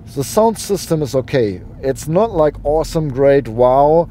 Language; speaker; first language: English; non-native, fluent; German